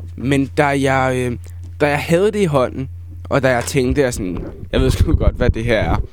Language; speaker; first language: Danish; native; Danish